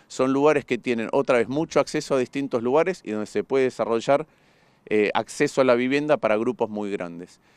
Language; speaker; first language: Spanish; native; Spanish